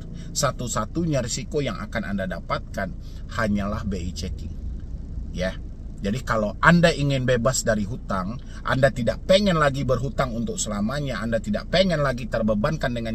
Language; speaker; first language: Indonesian; native; Indonesian